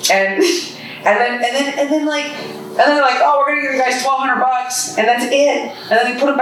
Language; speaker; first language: English; native; English